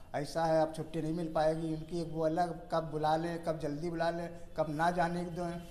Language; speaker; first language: Hindi; native; Hindi